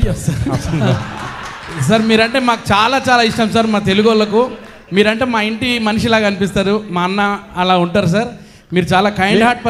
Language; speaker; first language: Telugu; native; Telugu